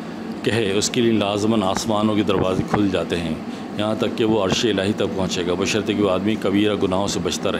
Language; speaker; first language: Urdu; native; Urdu